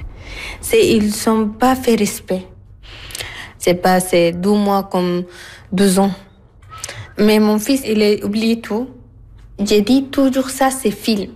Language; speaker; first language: French; non-native, learner; Arabic